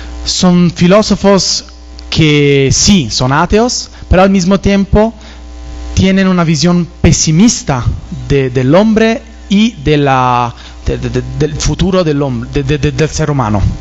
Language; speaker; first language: Spanish; non-native, fluent; Italian